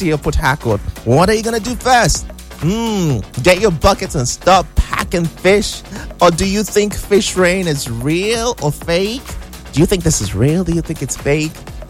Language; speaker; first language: English; non-native, local second language; Igbo